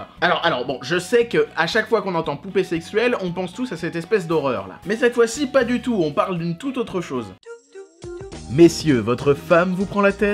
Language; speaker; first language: French; native; French